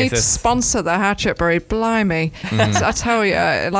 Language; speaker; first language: English; native; English